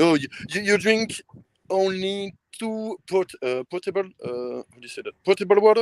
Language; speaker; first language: English; non-native, learner; French